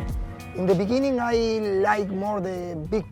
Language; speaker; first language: English; non-native, fluent; Spanish